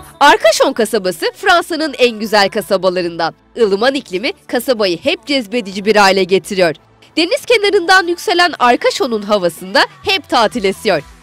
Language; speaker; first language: Turkish; native; Turkish